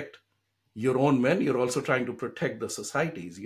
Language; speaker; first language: English; non-native, local second language; Hindi